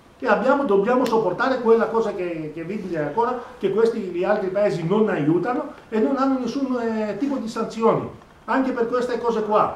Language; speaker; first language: Italian; non-native, fluent; Greek